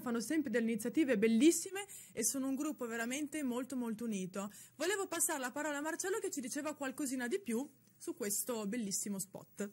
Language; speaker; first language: Italian; native; Italian